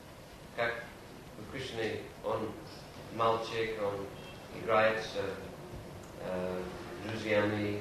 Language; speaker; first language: Russian; non-native, fluent; English